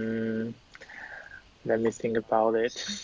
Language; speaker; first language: English; non-native, learner; Chinese